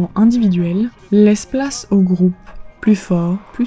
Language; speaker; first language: French; native; French